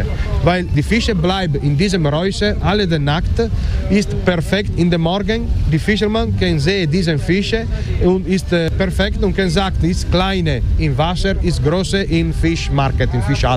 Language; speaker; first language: German; non-native, learner; Italian